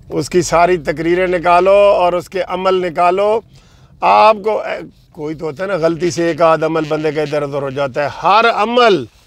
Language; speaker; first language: Urdu; non-native, local second language; Punjabi